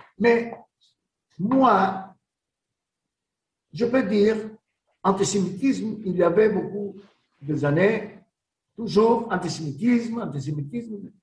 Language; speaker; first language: French; non-native, learner; Greek